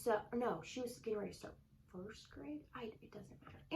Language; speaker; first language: English; native; English